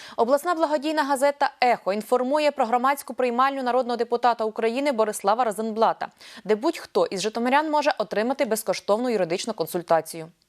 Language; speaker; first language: Ukrainian; native; Ukrainian